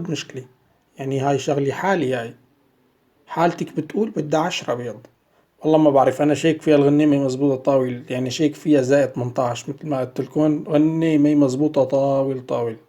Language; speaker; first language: Arabic; native; Arabic